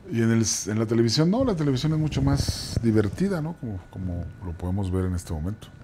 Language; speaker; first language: Spanish; native; Spanish